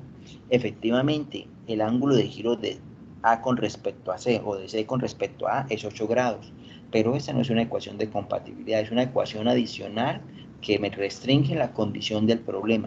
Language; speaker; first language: Spanish; native; Spanish